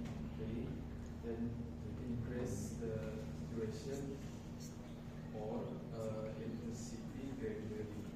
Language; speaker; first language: English; non-native, learner; Indonesian